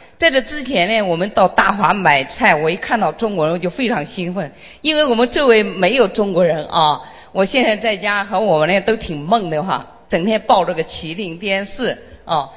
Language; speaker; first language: Chinese; native; Chinese